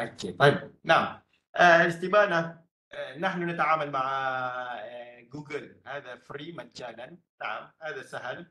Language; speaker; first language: Arabic; non-native, fluent; Malay